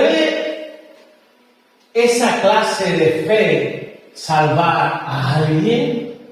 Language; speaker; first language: Spanish; native; Spanish